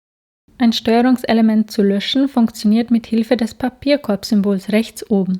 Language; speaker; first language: German; native; German